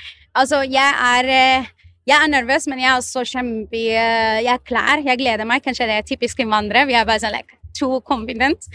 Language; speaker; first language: Norwegian; non-native, fluent; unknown